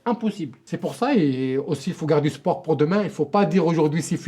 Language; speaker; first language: French; non-native, local second language; Arabic